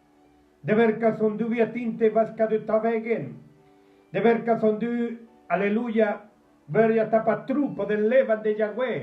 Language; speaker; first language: Swedish; non-native, fluent; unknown